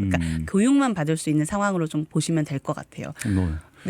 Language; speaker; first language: Korean; native; Korean